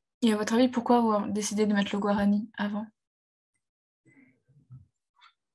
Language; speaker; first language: French; native; French